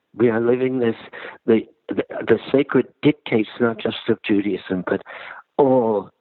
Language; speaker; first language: English; early bilingual, other home language; Ukrainian